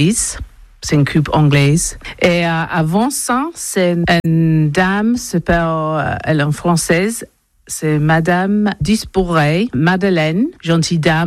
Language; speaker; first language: French; non-native, learner; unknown